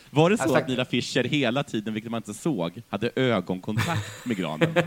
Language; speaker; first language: Swedish; native; Swedish